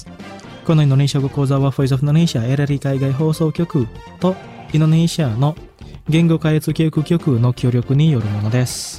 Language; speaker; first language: Japanese; non-native, fluent; Indonesian